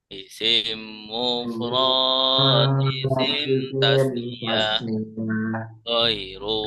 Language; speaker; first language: Arabic; non-native, fluent; Indonesian